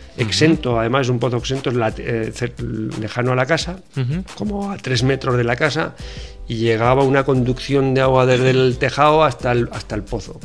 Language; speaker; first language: Spanish; native; Spanish